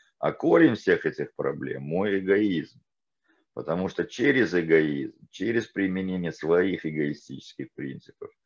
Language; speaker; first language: Russian; native; Russian